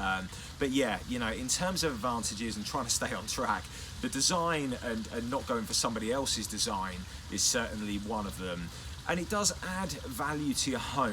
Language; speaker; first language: English; native; English